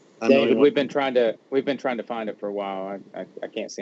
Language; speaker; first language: English; native; English